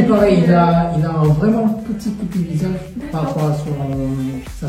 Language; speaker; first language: French; non-native, fluent; Korean